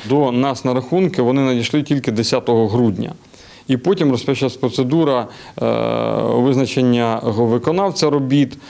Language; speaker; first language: Ukrainian; non-native, local second language; Russian